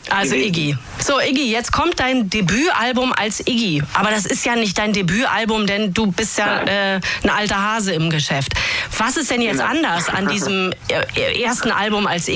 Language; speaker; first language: German; native; German